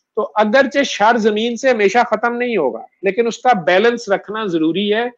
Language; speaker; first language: Urdu; non-native, local second language; Punjabi